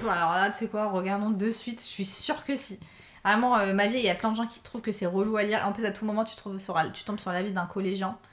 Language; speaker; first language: French; native; French